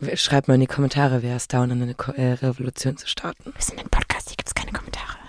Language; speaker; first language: German; native; German